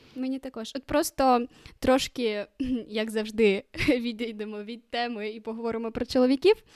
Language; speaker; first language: Ukrainian; non-native, local second language; Russian